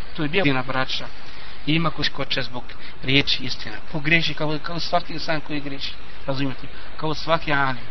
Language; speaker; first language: Bosnian; non-native, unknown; Arabic